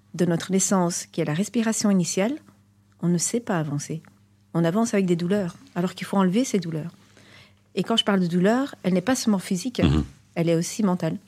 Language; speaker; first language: French; native; French